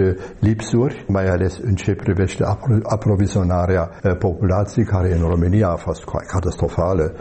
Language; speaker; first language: Romanian; non-native, fluent; German